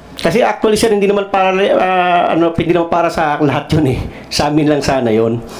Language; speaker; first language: Filipino; non-native, local second language; Cebuano